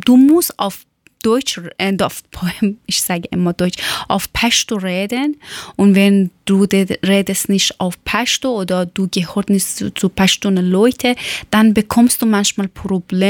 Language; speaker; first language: German; non-native, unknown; Persian